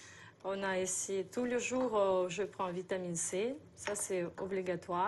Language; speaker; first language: French; non-native, fluent; Russian